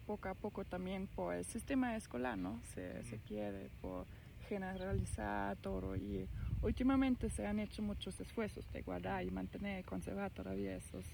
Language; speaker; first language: Spanish; non-native, fluent; German